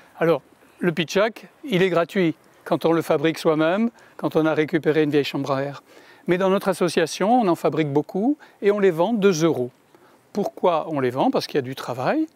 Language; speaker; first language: French; native; French